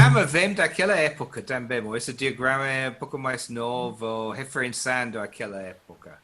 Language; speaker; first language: Portuguese; non-native, learner; English